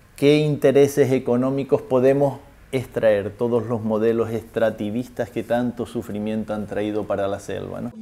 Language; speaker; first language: Spanish; native; Spanish